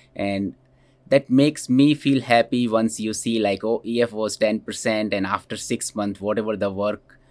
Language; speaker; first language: English; non-native, local second language; Hindi